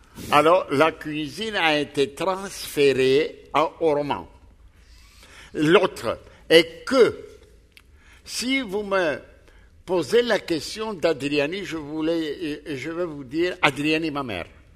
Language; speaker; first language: French; non-native, fluent; Greek